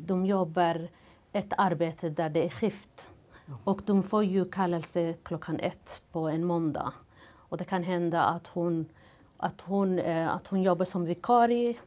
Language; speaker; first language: Swedish; non-native, fluent; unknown